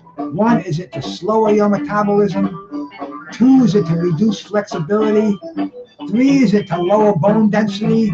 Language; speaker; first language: English; native; English